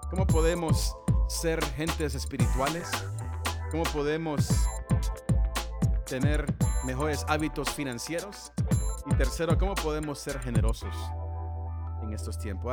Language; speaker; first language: Spanish; early bilingual, other home language; English